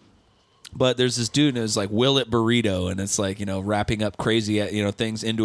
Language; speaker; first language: English; native; English